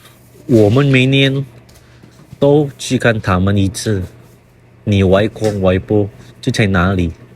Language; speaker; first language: Chinese; non-native, fluent; Indonesian